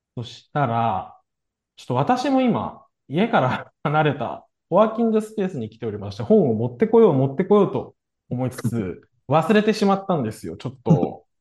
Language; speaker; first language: Japanese; native; Japanese